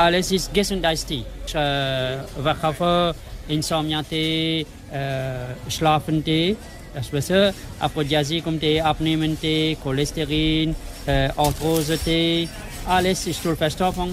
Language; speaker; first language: German; non-native, learner; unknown